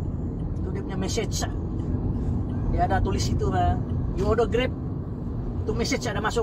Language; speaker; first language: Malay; non-native, local second language; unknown